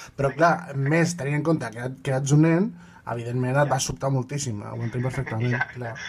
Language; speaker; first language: Catalan; native; Catalan